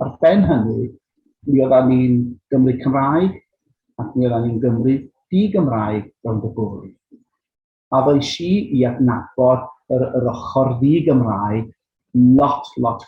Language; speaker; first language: Welsh; native; Welsh